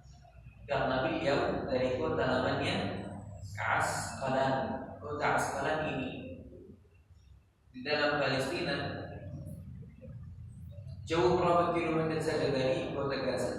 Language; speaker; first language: Indonesian; non-native, learner; Arabic